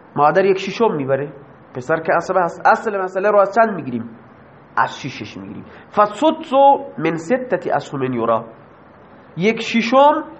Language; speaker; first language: Persian; non-native, local second language; Baluchi